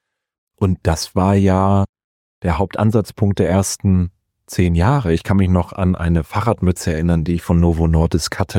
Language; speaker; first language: German; native; German